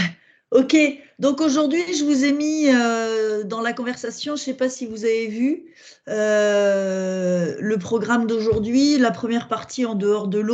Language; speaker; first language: French; native; French